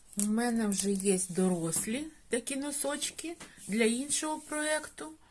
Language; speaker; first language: Ukrainian; non-native, local second language; Russian